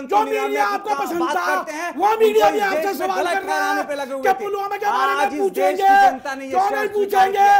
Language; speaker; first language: Hindi; native; Hindi